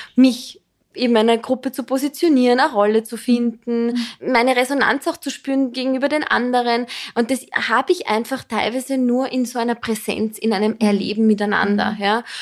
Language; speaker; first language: German; non-native, fluent; Serbian